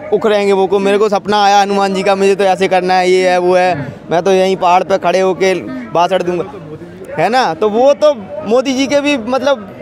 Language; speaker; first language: Hindi; native; Hindi